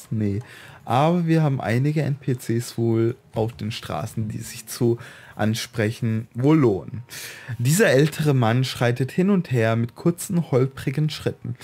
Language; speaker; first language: German; native; German